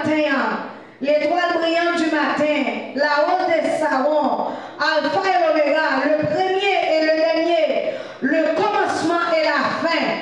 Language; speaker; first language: French; non-native, local second language; Haitian Creole